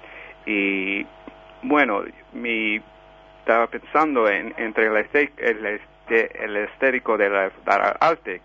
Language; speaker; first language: Spanish; early bilingual, heritage; Spanish